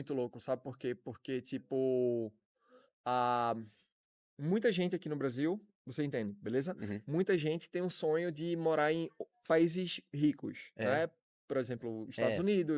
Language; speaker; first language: Portuguese; native; Portuguese